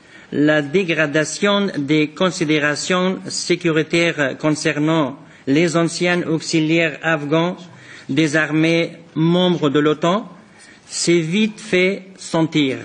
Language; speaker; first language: French; non-native, fluent; Persian